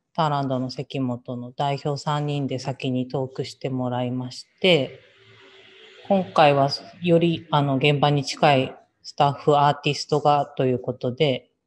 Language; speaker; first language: Japanese; native; Japanese